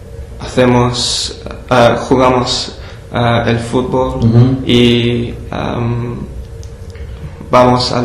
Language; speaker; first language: Spanish; non-native, learner; English